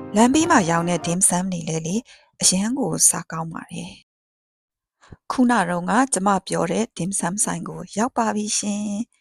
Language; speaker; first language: Burmese; non-native, local second language; Shan